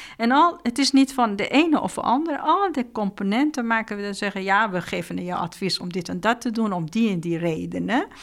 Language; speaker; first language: Dutch; non-native, fluent; Persian